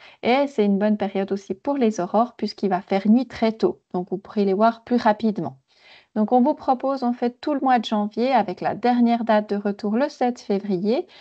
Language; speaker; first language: French; native; French